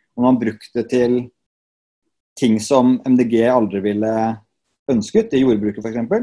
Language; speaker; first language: Norwegian; native; Norwegian